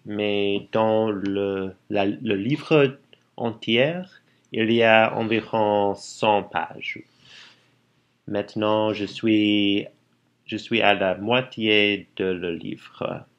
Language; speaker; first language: French; non-native, learner; English